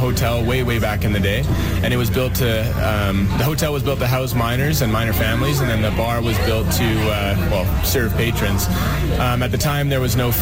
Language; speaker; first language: English; native; English